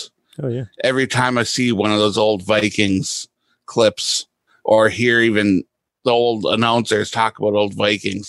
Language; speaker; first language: English; native; English